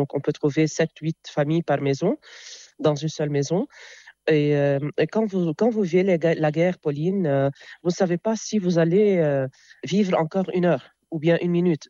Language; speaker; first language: French; non-native, local second language; Arabic